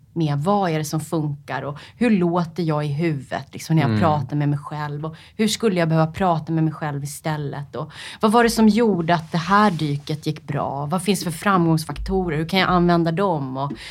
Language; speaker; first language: Swedish; native; Swedish